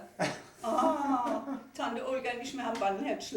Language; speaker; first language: German; native; German